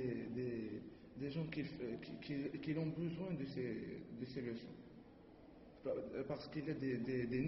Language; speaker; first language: French; non-native, learner; Arabic